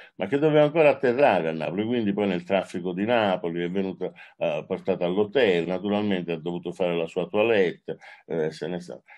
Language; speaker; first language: Italian; native; Italian